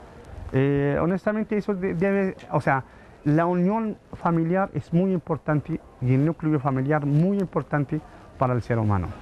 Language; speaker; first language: Spanish; non-native, fluent; Arabic